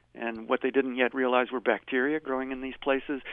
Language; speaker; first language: English; native; English